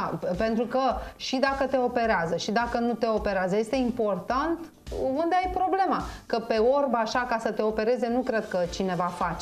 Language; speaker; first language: Romanian; native; Romanian